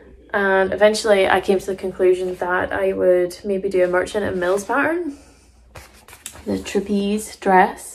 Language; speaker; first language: English; native; English